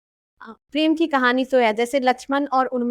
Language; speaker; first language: Hindi; native; Hindi